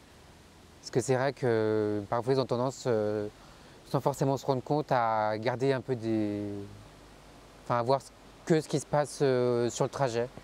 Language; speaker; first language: French; native; French